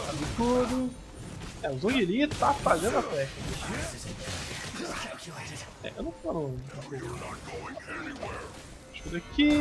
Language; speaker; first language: Portuguese; native; Portuguese